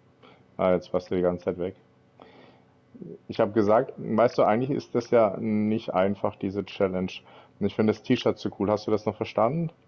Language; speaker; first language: German; native; German